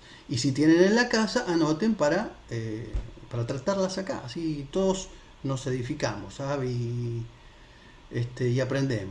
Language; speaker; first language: Spanish; native; Spanish